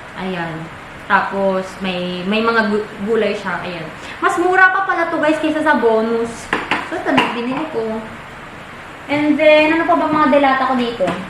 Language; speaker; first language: Filipino; non-native, local second language; Iloko